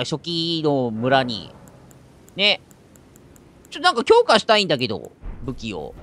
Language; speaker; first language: Japanese; native; Japanese